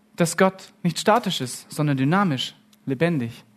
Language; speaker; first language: German; native; German